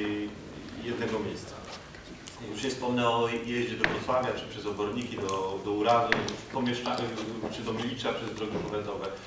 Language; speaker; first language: Polish; native; Polish